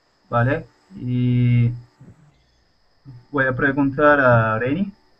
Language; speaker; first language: Spanish; non-native, learner; Turkish